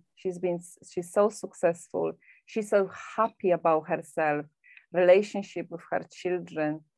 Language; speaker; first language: English; non-native, fluent; Polish